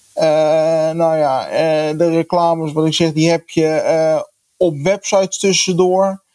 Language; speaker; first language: Dutch; native; Dutch